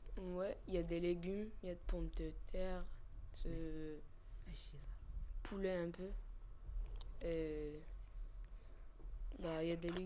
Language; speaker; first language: French; non-native, learner; Arabic